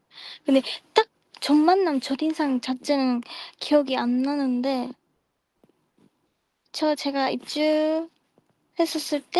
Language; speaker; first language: Korean; non-native, fluent; Japanese